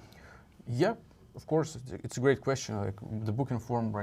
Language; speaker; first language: English; non-native, fluent; Russian